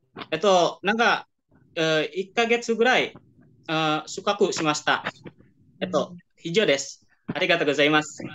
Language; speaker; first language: Japanese; non-native, learner; Indonesian